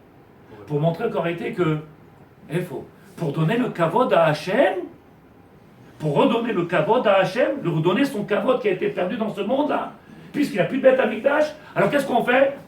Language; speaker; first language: French; native; French